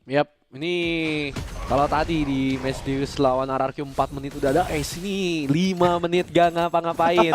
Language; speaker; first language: Indonesian; native; Indonesian